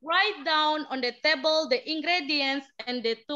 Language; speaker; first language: English; non-native, learner; Indonesian